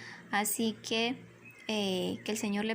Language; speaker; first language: Spanish; native; Spanish